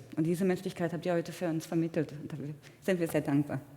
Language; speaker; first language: German; native; German